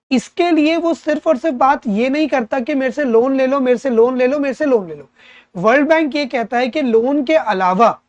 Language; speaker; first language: Hindi; native; Hindi